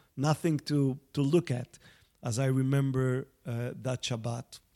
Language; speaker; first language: English; non-native, fluent; Hebrew